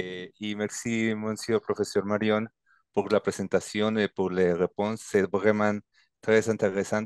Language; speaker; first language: French; non-native, learner; Spanish